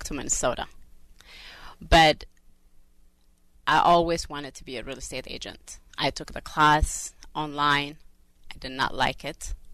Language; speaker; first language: English; non-native, fluent; Amharic